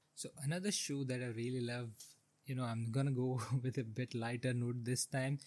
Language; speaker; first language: English; non-native, local second language; Hindi